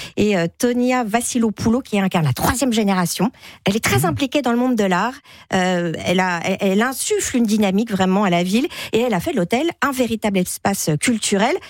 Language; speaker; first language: French; native; French